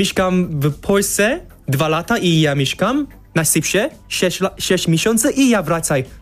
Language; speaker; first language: Polish; non-native, learner; Korean